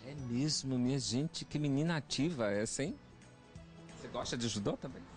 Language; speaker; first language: Portuguese; native; Portuguese